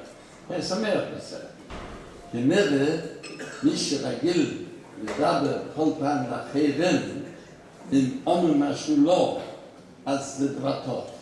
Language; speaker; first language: Hebrew; non-native, fluent; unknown